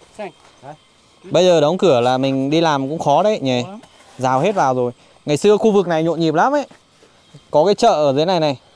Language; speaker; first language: Vietnamese; non-native, local second language; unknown